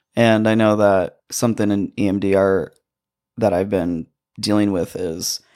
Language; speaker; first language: English; native; English